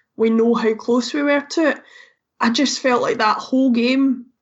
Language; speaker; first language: English; native; English